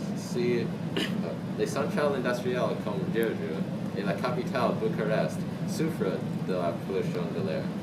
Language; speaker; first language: French; non-native, learner; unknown